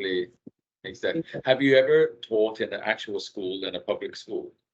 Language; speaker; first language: English; non-native, fluent; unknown